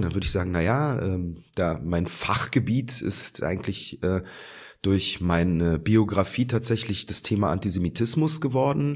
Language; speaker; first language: German; native; German